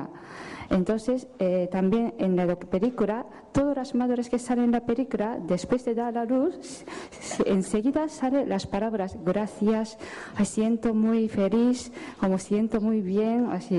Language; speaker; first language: Spanish; non-native, fluent; Japanese